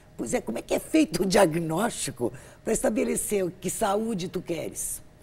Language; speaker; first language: Portuguese; native; Portuguese